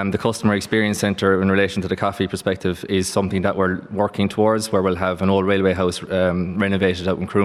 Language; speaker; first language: English; native; English